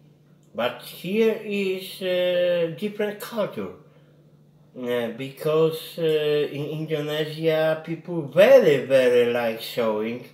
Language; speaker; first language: English; non-native, learner; Polish